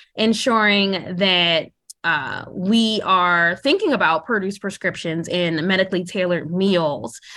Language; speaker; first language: English; native; English